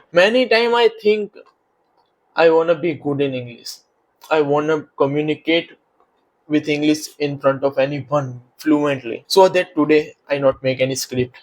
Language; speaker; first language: English; non-native, learner; Hindi